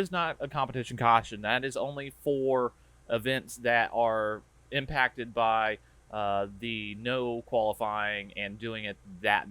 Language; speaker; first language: English; native; English